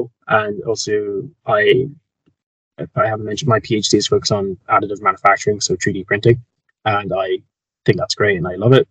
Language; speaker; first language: English; native; English